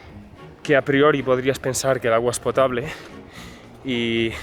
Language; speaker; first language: Spanish; native; Spanish